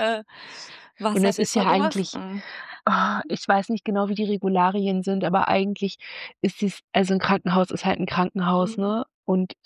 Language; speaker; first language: German; native; German